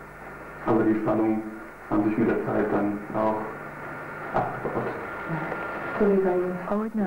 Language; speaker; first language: German; native; German